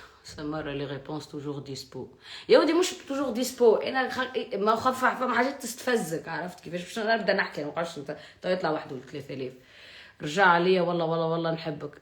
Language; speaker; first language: Arabic; native; Arabic